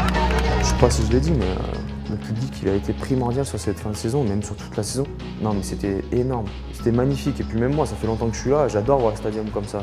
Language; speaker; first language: French; native; French